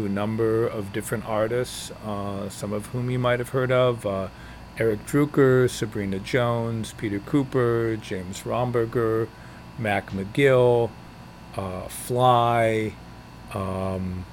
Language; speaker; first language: English; native; English